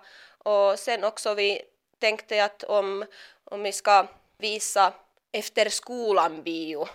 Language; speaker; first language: Swedish; non-native, local second language; Finnish